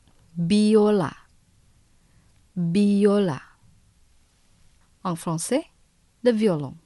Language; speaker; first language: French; non-native, fluent; Indonesian